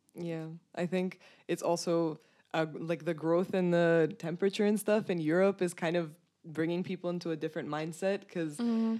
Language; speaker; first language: English; non-native, fluent; Romanian